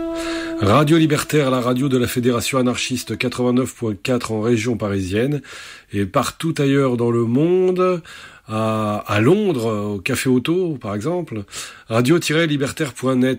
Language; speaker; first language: French; native; French